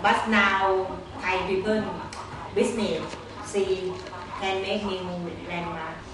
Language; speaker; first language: English; non-native, learner; Thai